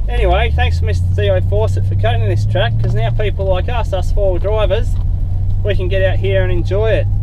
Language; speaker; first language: English; native; English